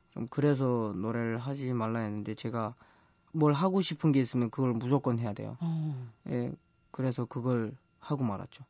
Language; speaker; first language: Korean; early bilingual, heritage; Korean